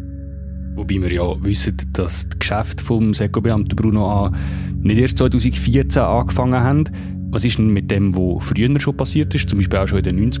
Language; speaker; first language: German; native; German